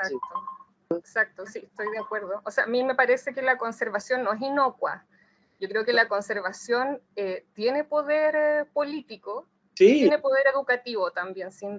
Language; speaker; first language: Spanish; native; Spanish